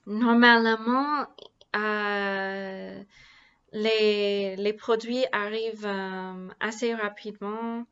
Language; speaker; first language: French; non-native, learner; English